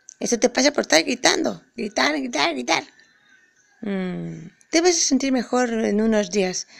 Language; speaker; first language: Spanish; native; Spanish